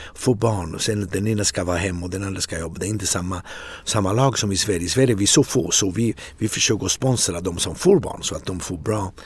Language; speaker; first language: Swedish; non-native, fluent; Italian